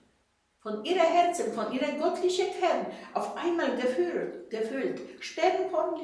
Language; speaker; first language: German; non-native, fluent; Polish